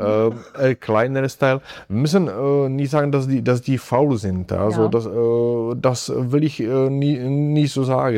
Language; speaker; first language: German; non-native, fluent; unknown